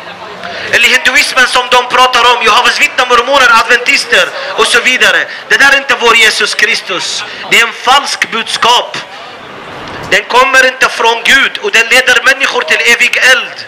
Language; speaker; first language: Swedish; non-native, fluent; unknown